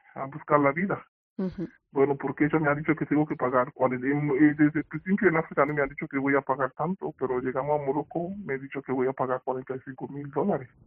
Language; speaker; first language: Spanish; non-native, fluent; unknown